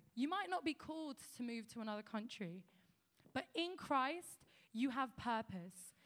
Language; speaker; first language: English; native; English